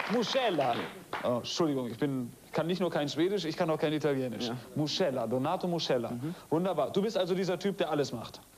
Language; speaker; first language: German; native; German